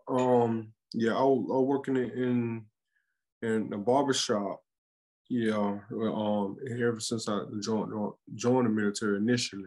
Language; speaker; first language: English; native; English